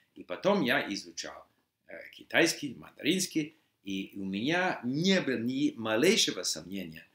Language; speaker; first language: Russian; non-native, fluent; English